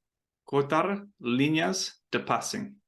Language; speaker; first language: Spanish; non-native, fluent; English